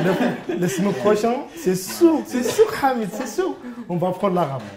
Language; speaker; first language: French; non-native, learner; Arabic